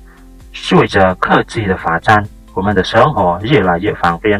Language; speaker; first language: Chinese; non-native, fluent; Khmer